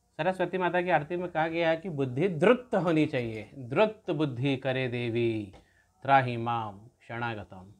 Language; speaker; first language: Hindi; native; Hindi